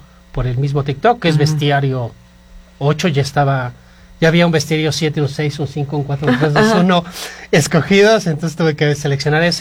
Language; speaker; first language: Spanish; native; Spanish